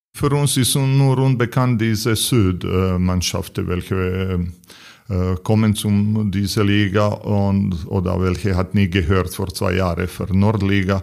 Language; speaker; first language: German; non-native, learner; Serbian